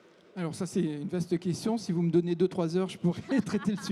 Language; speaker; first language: French; native; French